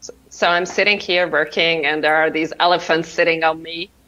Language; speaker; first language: English; non-native, fluent; Hungarian